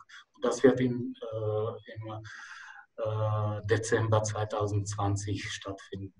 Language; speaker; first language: German; non-native, fluent; Czech